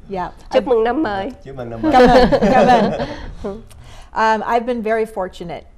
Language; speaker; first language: English; native; English